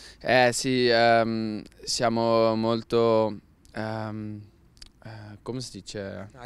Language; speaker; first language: Italian; non-native, learner; Dutch